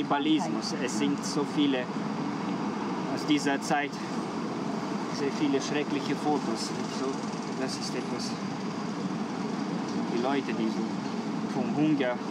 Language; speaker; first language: German; non-native, fluent; Ukrainian